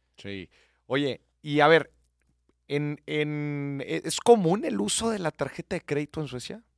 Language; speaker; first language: Spanish; native; Spanish